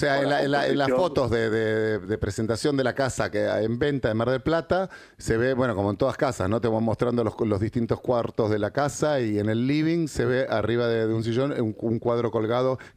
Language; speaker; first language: Spanish; native; Spanish